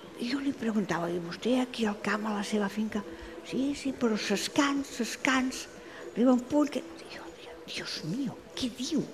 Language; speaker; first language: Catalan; non-native, local second language; Spanish